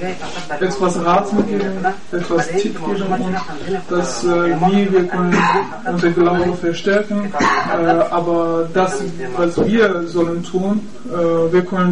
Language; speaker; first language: German; non-native, learner; Persian